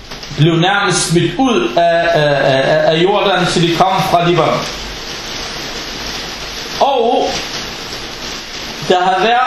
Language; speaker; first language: Danish; non-native, fluent; Arabic